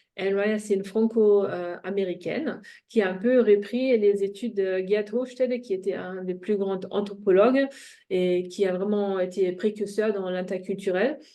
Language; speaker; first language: French; non-native, fluent; German